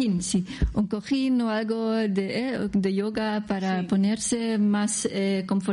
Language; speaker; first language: Spanish; non-native, learner; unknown